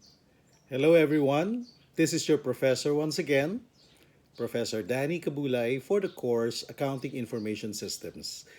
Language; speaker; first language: English; non-native, local second language; Filipino